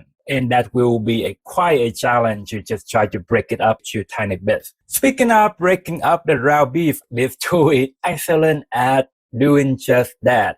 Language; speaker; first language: English; non-native, fluent; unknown